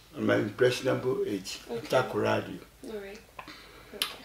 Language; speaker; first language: English; non-native, local second language; Ewe